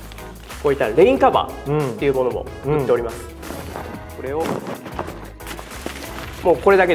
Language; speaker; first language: Japanese; native; Japanese